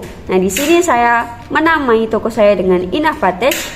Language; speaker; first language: Indonesian; native; Indonesian